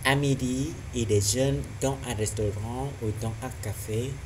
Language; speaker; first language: French; non-native, learner; Vietnamese